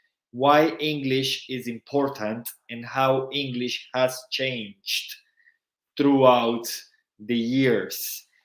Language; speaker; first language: English; non-native, fluent; Spanish